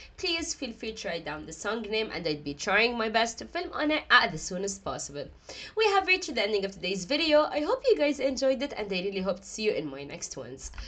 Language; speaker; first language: English; non-native, fluent; Arabic